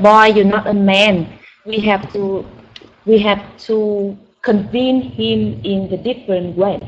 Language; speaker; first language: English; non-native, learner; Vietnamese